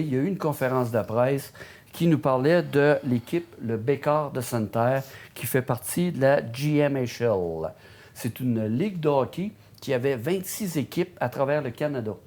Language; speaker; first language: French; native; French